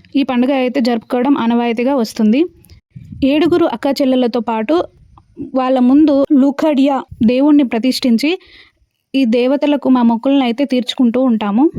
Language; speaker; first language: Telugu; non-native, local second language; Lambadi